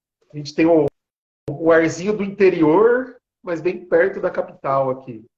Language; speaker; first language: Portuguese; native; Portuguese